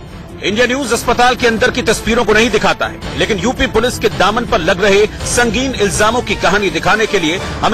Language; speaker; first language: Hindi; native; Hindi